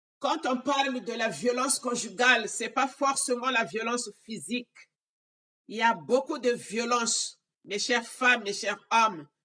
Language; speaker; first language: French; non-native, local second language; Lingala